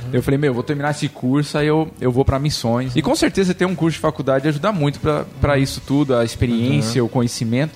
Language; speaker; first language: Portuguese; early bilingual, other home language; English